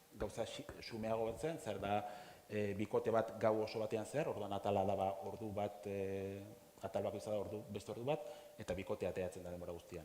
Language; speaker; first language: Basque; native; Basque